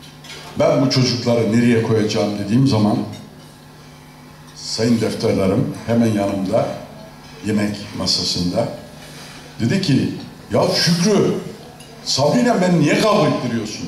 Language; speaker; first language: Turkish; native; Turkish